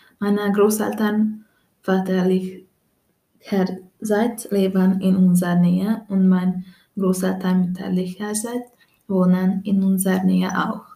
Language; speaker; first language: German; non-native, learner; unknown